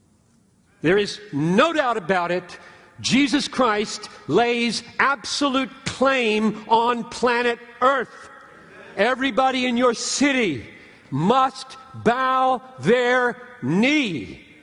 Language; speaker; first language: English; native; English